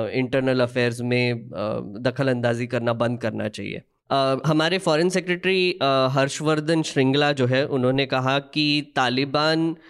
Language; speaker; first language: Hindi; non-native, local second language; Marathi